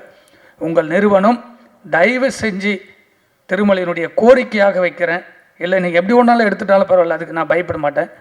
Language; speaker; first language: Tamil; native; Tamil